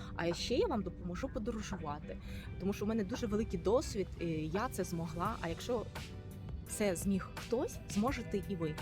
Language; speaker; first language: Ukrainian; non-native, local second language; Russian